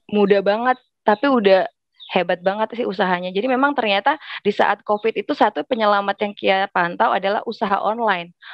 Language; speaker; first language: Indonesian; native; Indonesian